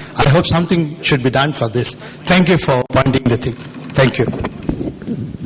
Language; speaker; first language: English; non-native, local second language; Tamil